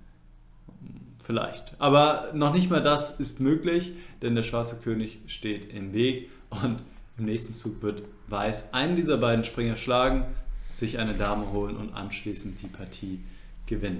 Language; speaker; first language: German; native; German